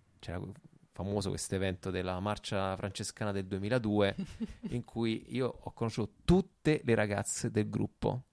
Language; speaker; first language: Italian; native; Italian